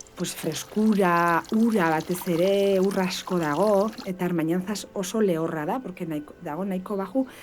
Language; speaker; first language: Basque; non-native, local second language; Spanish